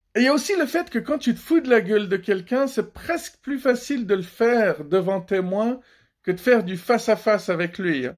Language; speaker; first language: French; early bilingual, other home language; Persian